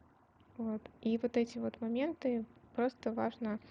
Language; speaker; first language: Russian; native; Russian